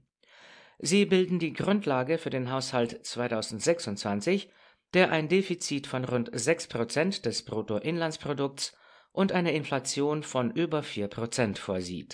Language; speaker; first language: German; non-native, fluent; Romanian